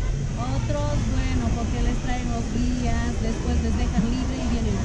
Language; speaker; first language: Spanish; native; Spanish